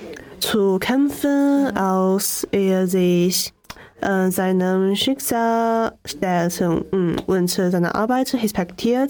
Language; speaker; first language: German; non-native, learner; Chinese